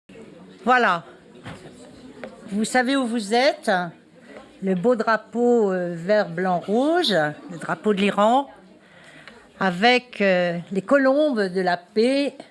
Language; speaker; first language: French; native; French